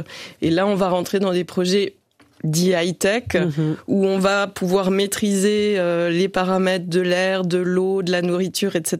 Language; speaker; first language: French; native; French